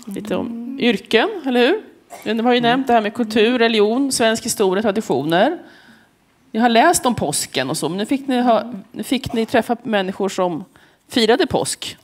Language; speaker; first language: Swedish; native; Swedish